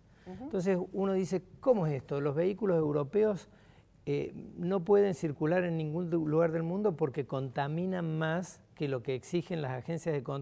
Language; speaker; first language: Spanish; native; Spanish